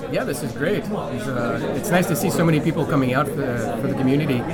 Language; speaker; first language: English; non-native, fluent; Hebrew